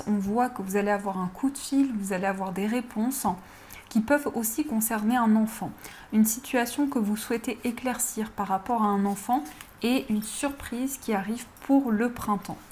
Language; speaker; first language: French; native; French